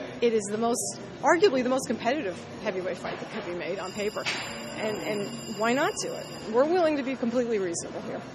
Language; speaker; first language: English; native; English